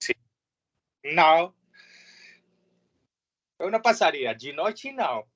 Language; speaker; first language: Portuguese; non-native, learner; Spanish